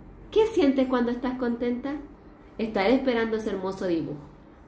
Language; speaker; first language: Spanish; native; Spanish